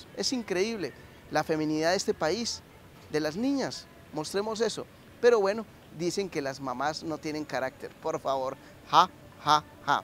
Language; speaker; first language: Spanish; native; Spanish